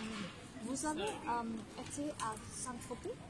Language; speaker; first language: French; non-native, learner; English